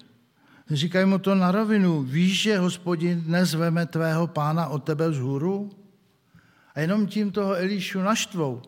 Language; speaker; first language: Czech; native; Czech